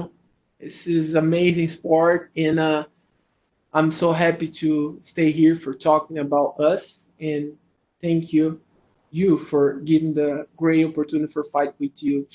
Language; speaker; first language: English; non-native, learner; Portuguese